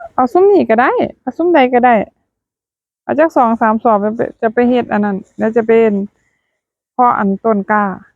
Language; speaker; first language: Thai; native; Thai